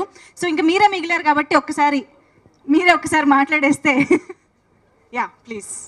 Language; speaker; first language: Telugu; native; Telugu